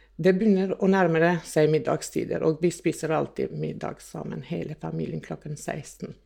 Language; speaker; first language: Norwegian; non-native, fluent; Albanian